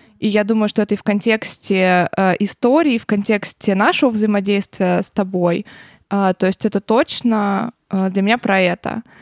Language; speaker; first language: Russian; native; Russian